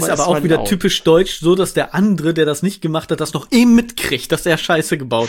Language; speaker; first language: German; native; German